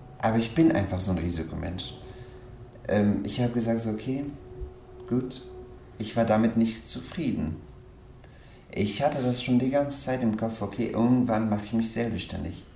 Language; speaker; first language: German; non-native, fluent; Persian